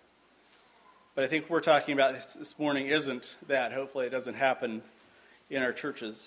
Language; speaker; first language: English; native; English